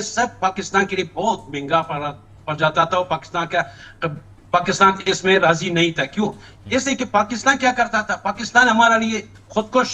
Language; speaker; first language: Hindi; non-native, learner; Pashto